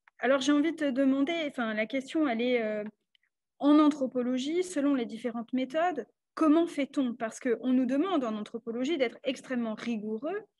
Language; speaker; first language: French; native; French